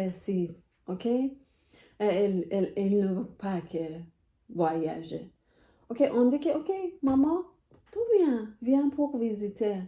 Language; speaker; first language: French; non-native, learner; Persian